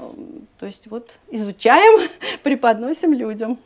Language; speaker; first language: Russian; native; Russian